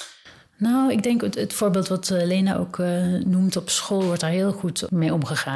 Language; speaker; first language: Dutch; native; Dutch